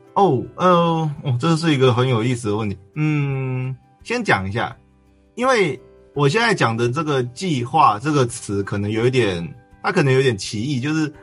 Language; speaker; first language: Chinese; native; Chinese